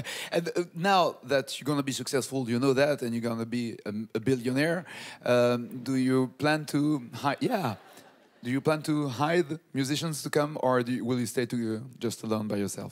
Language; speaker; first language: English; non-native, fluent; French